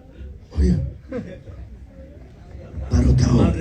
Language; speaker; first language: Indonesian; non-native, fluent; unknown